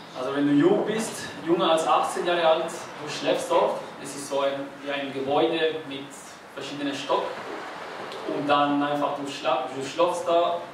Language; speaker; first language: German; non-native, fluent; Catalan